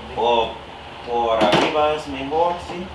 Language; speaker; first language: Spanish; non-native, learner; English